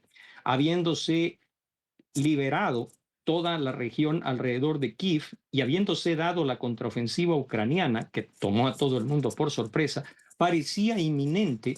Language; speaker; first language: Spanish; native; Spanish